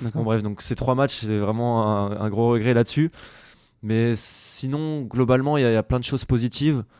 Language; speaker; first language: French; native; French